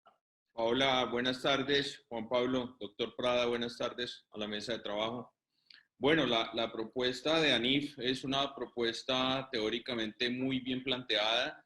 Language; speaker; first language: Spanish; native; Spanish